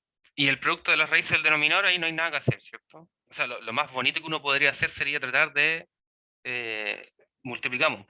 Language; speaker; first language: Spanish; native; Spanish